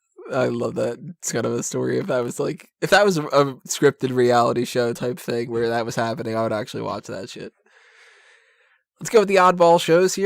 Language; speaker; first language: English; native; English